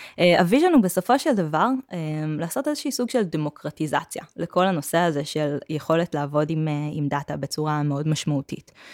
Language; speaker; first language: Hebrew; native; Hebrew